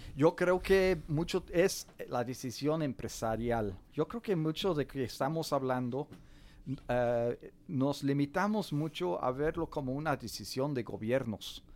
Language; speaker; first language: Spanish; non-native, fluent; English